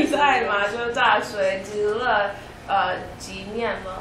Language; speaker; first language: Chinese; non-native, learner; English